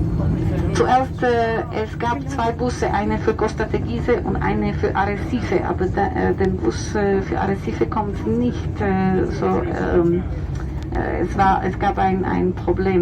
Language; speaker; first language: German; non-native, fluent; Spanish